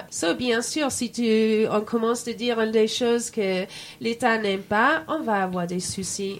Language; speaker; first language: French; non-native, fluent; English